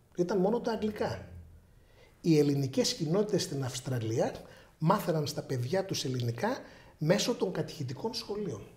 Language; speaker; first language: Greek; early bilingual, heritage; Greek